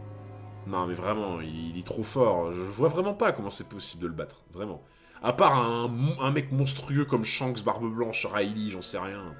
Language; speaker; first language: French; native; French